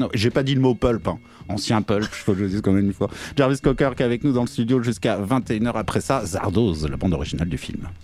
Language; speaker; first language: French; native; French